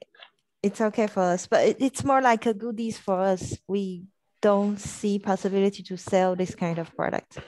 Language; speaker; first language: English; non-native, fluent; French